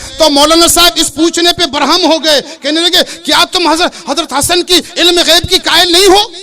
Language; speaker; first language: Urdu; non-native, local second language; Baluchi